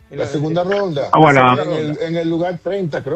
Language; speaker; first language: Spanish; native; Spanish